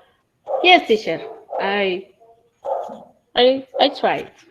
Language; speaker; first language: English; non-native, learner; Spanish